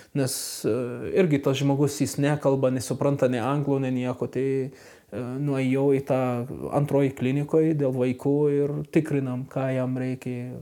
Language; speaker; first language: Lithuanian; non-native, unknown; Arabic